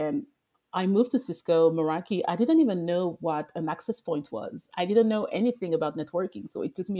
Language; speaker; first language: English; non-native, fluent; French